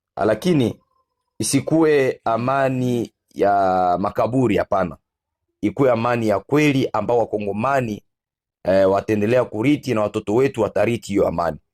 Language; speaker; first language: Swahili; non-native, local second language; Nande